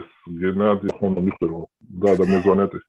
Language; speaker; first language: Russian; non-native, fluent; Georgian